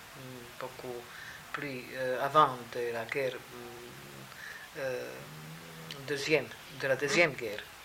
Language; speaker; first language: French; non-native, fluent; Serbian